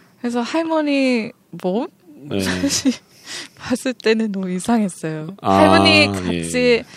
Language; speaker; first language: Korean; non-native, learner; English